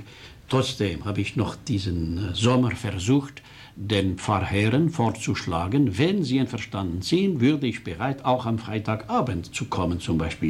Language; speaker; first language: German; non-native, local second language; French